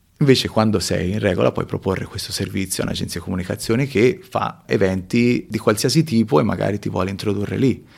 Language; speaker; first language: Italian; early bilingual, other home language; Spanish